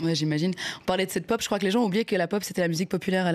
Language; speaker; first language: French; native; French